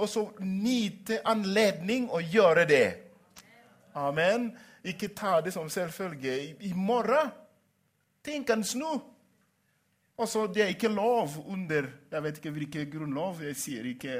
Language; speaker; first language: Norwegian; non-native, fluent; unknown